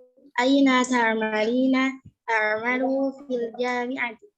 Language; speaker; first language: Arabic; non-native, learner; Indonesian